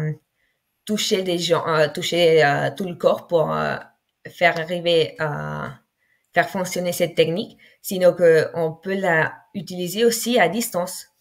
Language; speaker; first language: French; non-native, fluent; Spanish